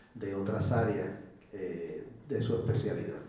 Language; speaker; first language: Spanish; native; Spanish